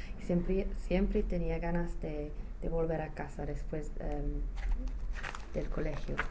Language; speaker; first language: Spanish; non-native, learner; English